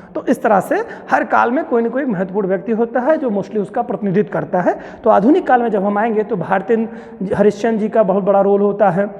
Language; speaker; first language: Hindi; native; Hindi